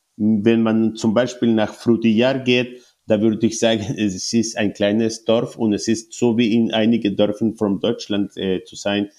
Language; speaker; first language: German; non-native, learner; Spanish